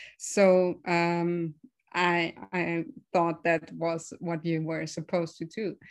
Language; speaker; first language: English; non-native, fluent; German